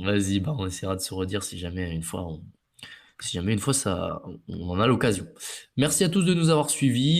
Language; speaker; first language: French; native; French